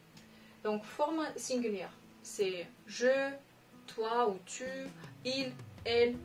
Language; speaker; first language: French; non-native, fluent; Russian